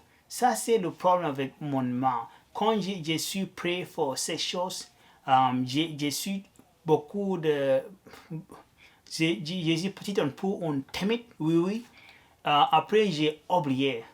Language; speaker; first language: French; non-native, learner; Arabic